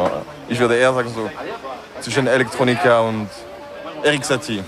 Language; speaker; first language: German; non-native, fluent; French